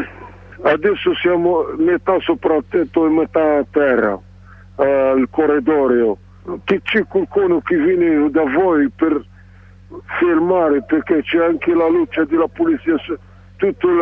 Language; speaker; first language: Italian; non-native, learner; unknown